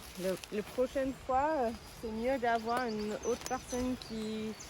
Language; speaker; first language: French; non-native, learner; English